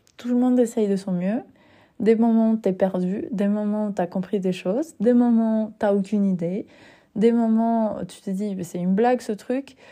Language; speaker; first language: French; non-native, fluent; Spanish